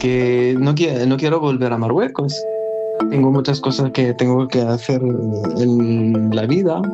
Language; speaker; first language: Spanish; non-native, learner; Arabic